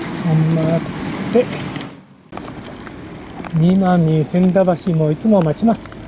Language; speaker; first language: Japanese; native; Japanese